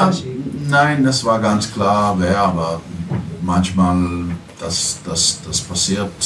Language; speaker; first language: German; non-native, learner; English